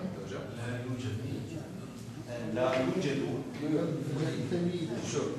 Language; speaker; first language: Arabic; non-native, learner; Turkish